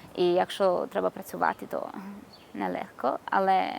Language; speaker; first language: Ukrainian; non-native, learner; Italian